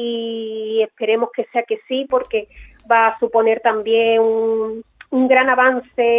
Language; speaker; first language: Spanish; native; Spanish